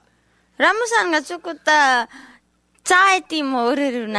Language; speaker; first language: Japanese; non-native, learner; Nepali